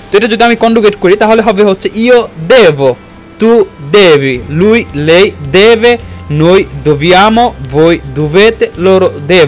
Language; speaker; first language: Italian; non-native, fluent; Bangla